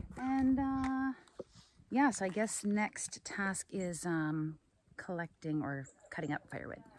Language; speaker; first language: English; native; English